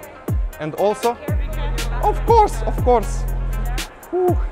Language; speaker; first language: English; non-native, learner; Russian